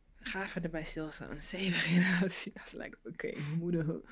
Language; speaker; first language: Dutch; native; Dutch